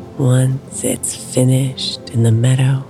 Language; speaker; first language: English; native; English